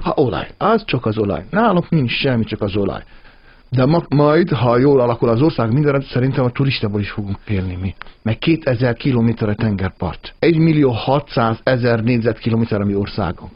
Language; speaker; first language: Hungarian; non-native, fluent; Arabic